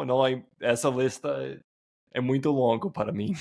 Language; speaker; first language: Portuguese; non-native, fluent; English